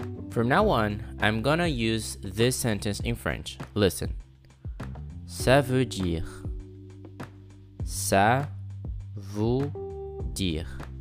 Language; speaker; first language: English; non-native, fluent; Portuguese